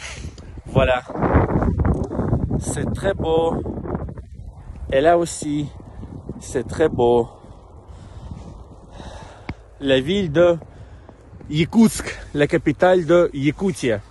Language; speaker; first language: French; non-native, fluent; Russian